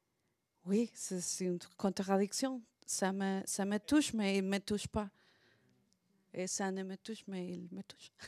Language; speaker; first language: French; non-native, learner; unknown